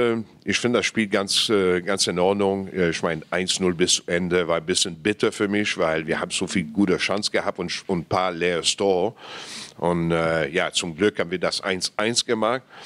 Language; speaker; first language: German; non-native, fluent; English